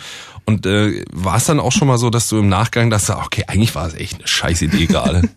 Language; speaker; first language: German; native; German